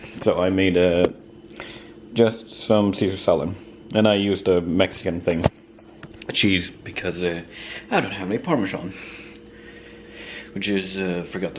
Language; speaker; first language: English; non-native, fluent; Swedish